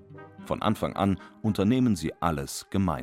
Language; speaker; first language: German; native; German